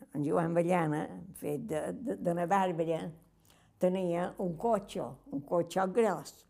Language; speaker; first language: Catalan; native; Catalan